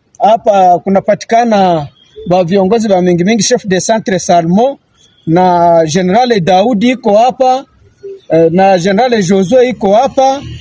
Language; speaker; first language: Swahili; native; Swahili